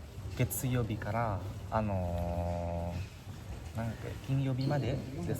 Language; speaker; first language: Japanese; non-native, learner; Indonesian